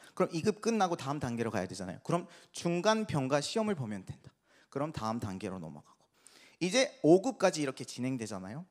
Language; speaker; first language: Korean; non-native, fluent; Persian